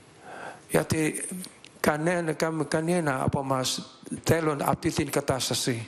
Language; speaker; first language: Greek; non-native, learner; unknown